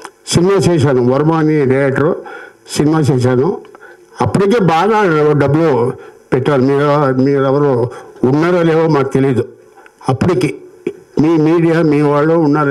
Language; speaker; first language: Telugu; non-native, learner; Kannada